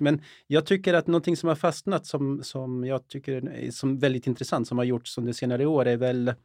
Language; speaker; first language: Swedish; early bilingual, other home language; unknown